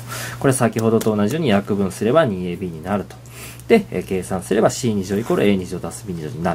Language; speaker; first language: Japanese; native; Japanese